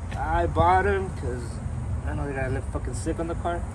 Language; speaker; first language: English; early bilingual, other home language; Spanish